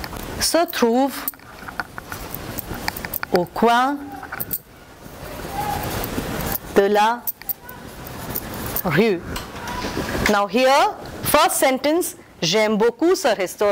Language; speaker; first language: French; non-native, fluent; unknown